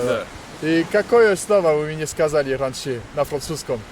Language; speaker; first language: Russian; non-native, learner; French